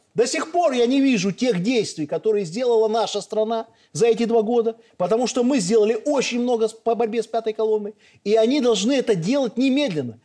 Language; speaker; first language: Russian; native; Russian